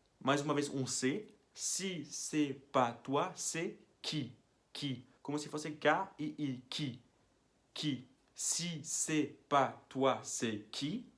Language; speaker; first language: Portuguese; non-native, fluent; French